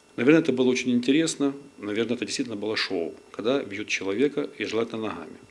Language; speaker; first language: Russian; non-native, local second language; Ukrainian